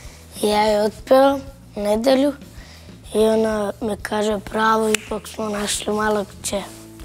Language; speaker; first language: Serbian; non-native, local second language; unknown